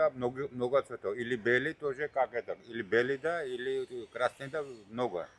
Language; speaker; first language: Russian; non-native, local second language; Georgian